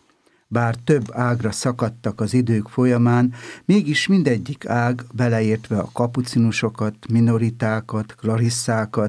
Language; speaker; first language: Hungarian; native; Hungarian